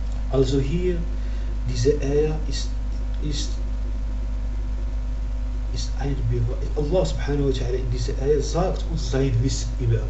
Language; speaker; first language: German; non-native, fluent; Arabic